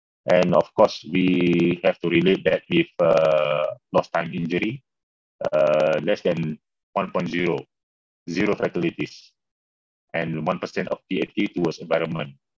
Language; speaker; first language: English; non-native, local second language; Malay